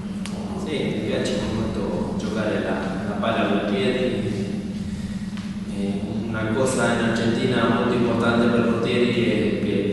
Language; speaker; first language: Italian; non-native, learner; Spanish